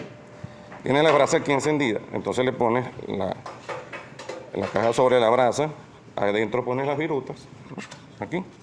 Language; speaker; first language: Spanish; native; Spanish